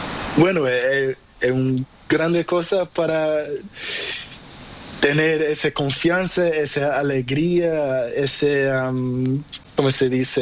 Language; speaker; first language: Spanish; non-native, learner; Portuguese